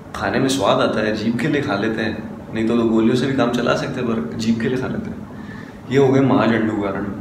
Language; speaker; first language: Hindi; native; Hindi